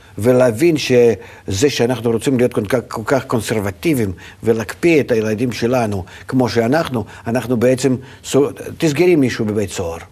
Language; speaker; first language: Hebrew; non-native, fluent; Russian